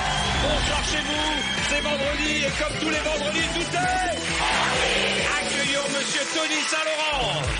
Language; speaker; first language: French; native; French